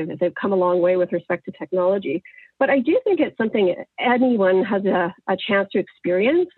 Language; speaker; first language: English; native; English